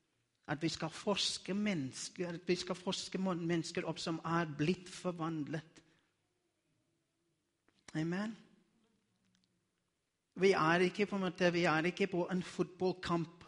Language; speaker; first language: Norwegian; non-native, learner; Afrikaans